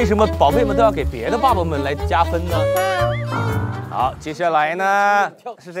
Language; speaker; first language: Chinese; native; Chinese